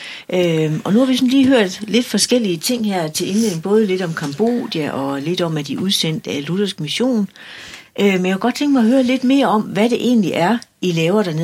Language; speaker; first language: Danish; native; Danish